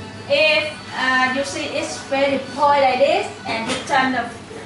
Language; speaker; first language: English; non-native, learner; Vietnamese